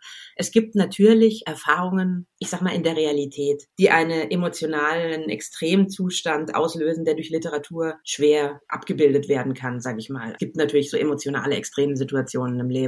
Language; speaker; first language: German; native; German